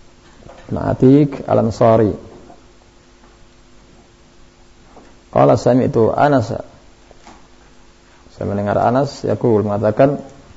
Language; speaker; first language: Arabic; non-native, fluent; Indonesian